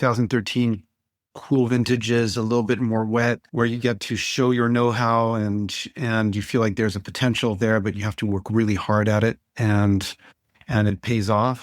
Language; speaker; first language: English; non-native, fluent; French